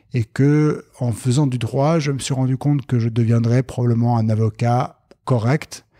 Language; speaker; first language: French; native; French